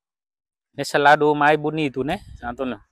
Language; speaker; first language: Portuguese; non-native, learner; Vietnamese